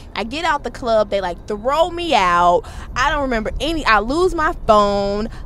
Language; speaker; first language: English; native; English